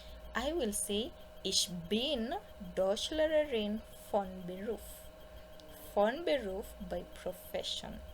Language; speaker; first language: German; non-native, fluent; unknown